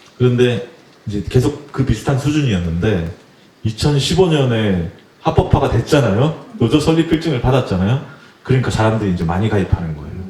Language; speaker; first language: Korean; native; Korean